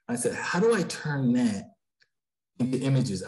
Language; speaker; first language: English; native; English